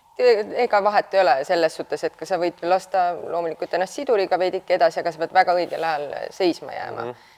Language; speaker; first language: Estonian; native; Estonian